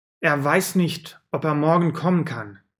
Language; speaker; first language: German; non-native, fluent; Russian